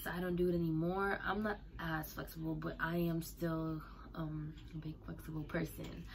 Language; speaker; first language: English; native; English